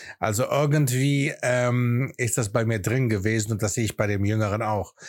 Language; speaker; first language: German; early bilingual, other home language; Greek